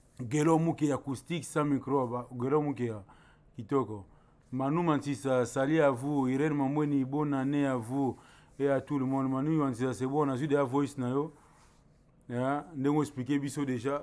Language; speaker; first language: French; non-native, local second language; Lingala